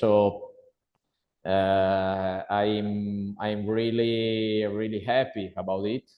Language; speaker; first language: English; non-native, learner; Italian